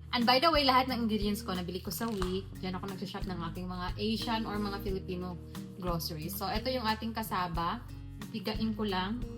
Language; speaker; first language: Filipino; non-native, local second language; Hiligaynon